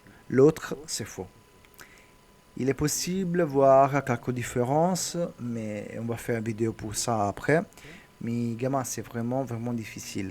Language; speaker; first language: French; non-native, learner; Italian